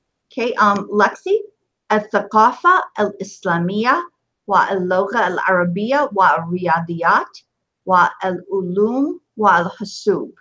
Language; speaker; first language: Arabic; non-native, fluent; English